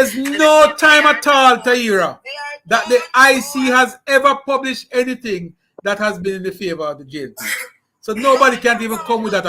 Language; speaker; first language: English; native; English